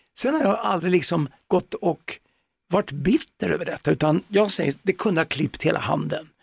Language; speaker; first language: Swedish; native; Swedish